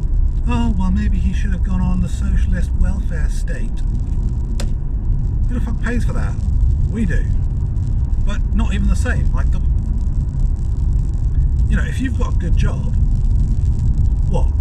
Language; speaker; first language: English; native; English